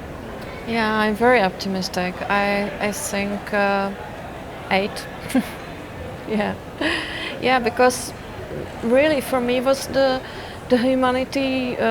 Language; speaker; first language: English; non-native, fluent; Czech